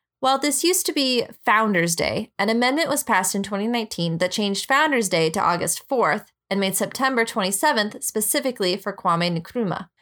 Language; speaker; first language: English; native; English